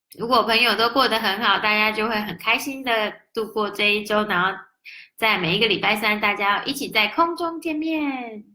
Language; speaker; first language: Chinese; native; Chinese